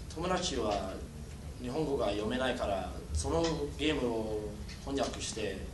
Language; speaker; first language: Japanese; non-native, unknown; Thai